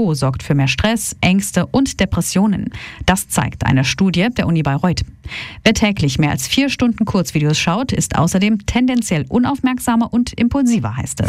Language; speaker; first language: German; native; German